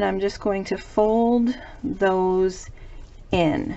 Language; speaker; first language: English; native; English